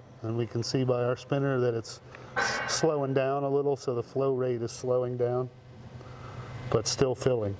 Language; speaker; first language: English; native; English